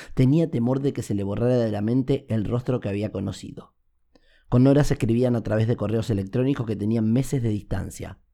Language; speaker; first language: Spanish; native; Spanish